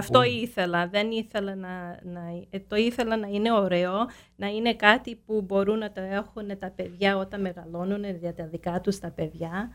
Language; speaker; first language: Greek; early bilingual, heritage; Greek